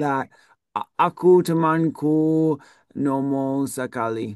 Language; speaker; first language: Indonesian; non-native, learner; English